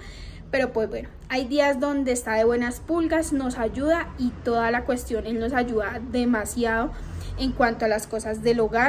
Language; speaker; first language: Spanish; native; Spanish